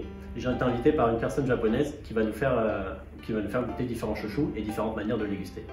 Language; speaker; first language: French; native; French